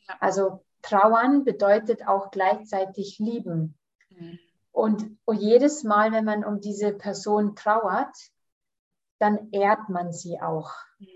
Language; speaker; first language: German; early bilingual, heritage; German